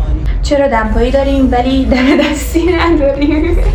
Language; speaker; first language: Persian; native; Persian